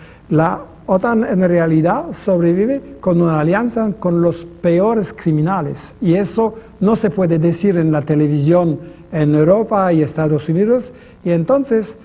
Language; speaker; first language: Spanish; non-native, fluent; French